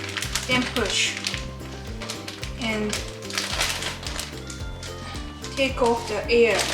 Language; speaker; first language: English; non-native, learner; Japanese